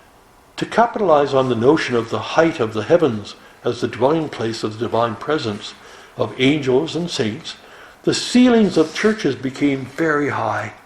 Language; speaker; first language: English; native; English